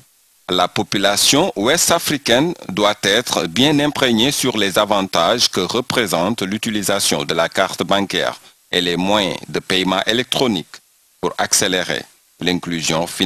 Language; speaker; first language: French; non-native, local second language; Wolof